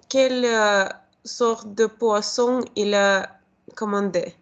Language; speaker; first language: French; non-native, learner; Russian